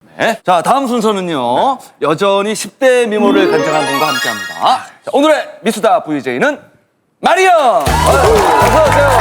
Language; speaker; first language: Korean; native; Korean